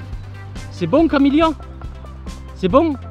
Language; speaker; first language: French; native; French